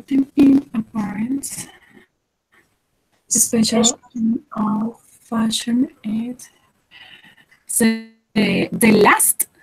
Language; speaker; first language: English; non-native, learner; Spanish